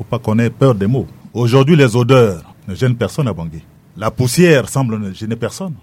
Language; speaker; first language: French; non-native, local second language; Sango